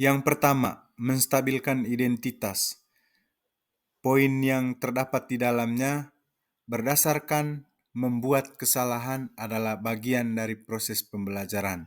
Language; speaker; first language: Indonesian; non-native, local second language; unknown